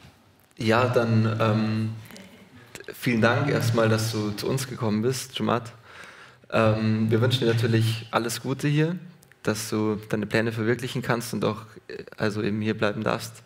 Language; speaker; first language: German; native; German